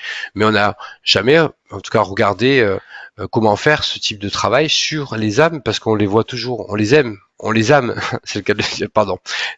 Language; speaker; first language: French; native; French